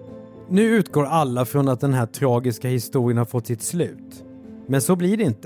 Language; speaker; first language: Swedish; native; Swedish